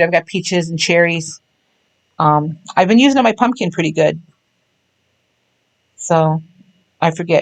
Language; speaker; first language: English; native; English